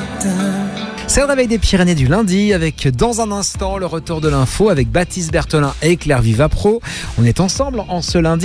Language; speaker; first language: French; native; French